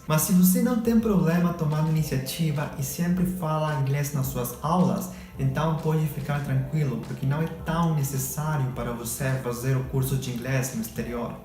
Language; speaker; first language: Portuguese; non-native, fluent; Spanish